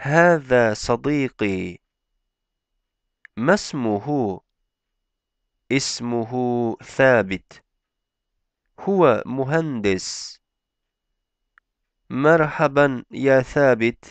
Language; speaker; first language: Arabic; non-native, fluent; Turkish